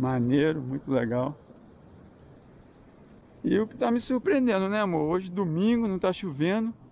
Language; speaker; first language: Portuguese; native; Portuguese